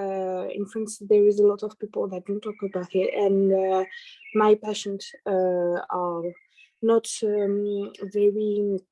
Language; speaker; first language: English; non-native, learner; French